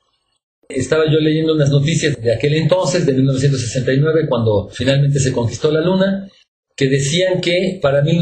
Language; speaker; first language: Spanish; native; Spanish